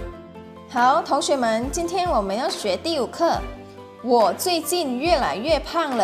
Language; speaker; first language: Chinese; non-native, fluent; Indonesian